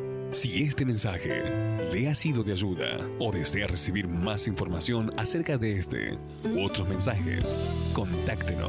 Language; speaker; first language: Spanish; native; Spanish